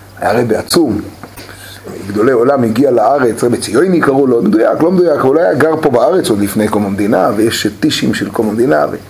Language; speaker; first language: Hebrew; native; Hebrew